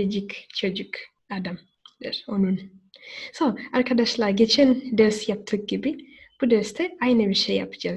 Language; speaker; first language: Turkish; non-native, fluent; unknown